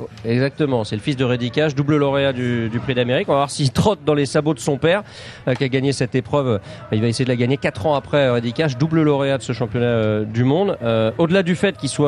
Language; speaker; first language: French; native; French